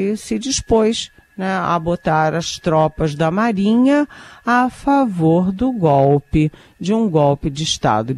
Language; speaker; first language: Portuguese; native; Portuguese